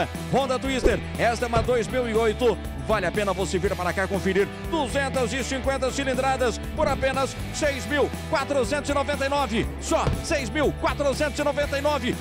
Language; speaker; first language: Portuguese; native; Portuguese